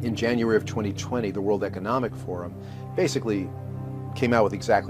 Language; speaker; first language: English; native; English